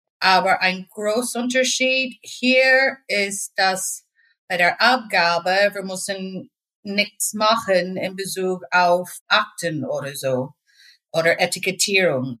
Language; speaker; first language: German; non-native, fluent; English